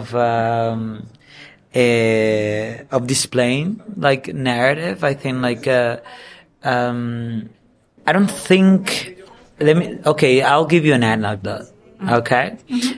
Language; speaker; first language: English; non-native, fluent; Spanish